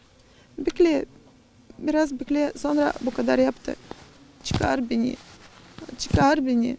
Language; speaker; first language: Turkish; non-native, learner; Russian